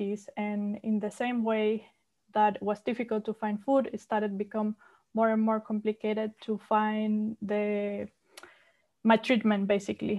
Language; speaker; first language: English; non-native, fluent; Spanish